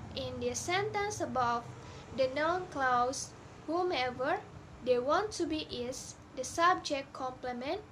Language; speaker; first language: English; non-native, learner; Indonesian